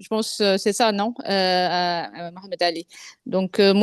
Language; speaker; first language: French; non-native, local second language; Arabic